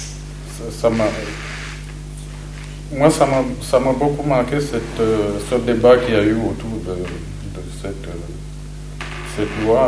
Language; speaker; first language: French; non-native, local second language; Kinyarwanda